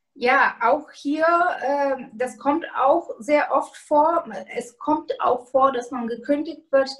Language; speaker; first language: German; non-native, fluent; Bulgarian